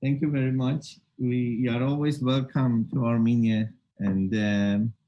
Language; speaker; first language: English; non-native, fluent; Armenian